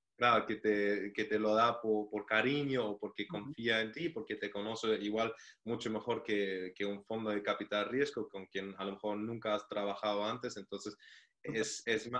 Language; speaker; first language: Spanish; non-native, fluent; German